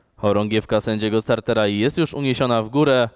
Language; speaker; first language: Polish; native; Polish